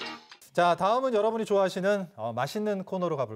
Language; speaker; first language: Korean; native; Korean